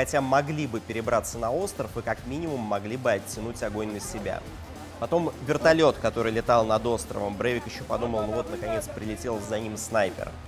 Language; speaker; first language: Russian; native; Russian